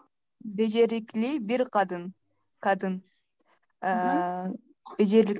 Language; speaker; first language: Turkish; non-native, learner; Kyrgyz